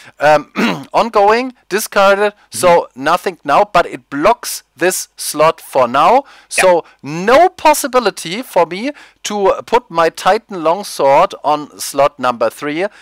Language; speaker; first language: English; non-native, fluent; German